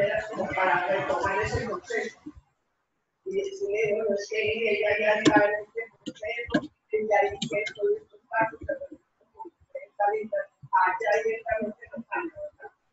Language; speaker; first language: Spanish; native; Spanish